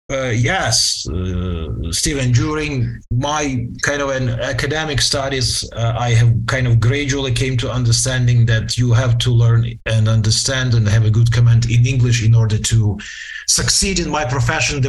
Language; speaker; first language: English; non-native, fluent; Ukrainian